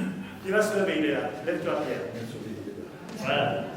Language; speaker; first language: French; native; French